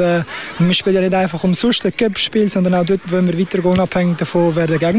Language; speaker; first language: German; native; German